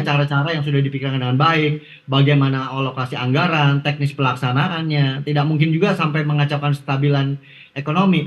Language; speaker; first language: Indonesian; native; Indonesian